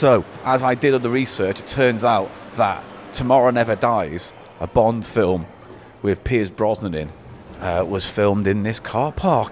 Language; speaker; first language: English; native; English